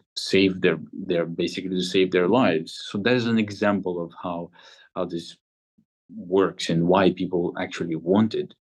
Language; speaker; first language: English; non-native, fluent; Ukrainian